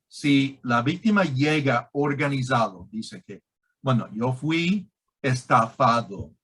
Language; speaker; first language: Spanish; non-native, fluent; English